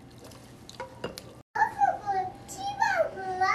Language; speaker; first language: Chinese; early bilingual, heritage; Chinese